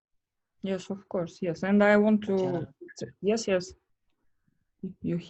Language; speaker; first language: English; non-native, fluent; Russian